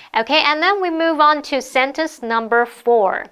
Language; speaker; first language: English; non-native, fluent; Chinese